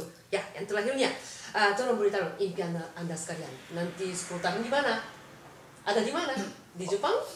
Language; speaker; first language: Indonesian; non-native, fluent; Japanese